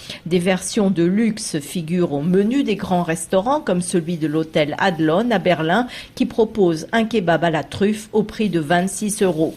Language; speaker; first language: French; native; French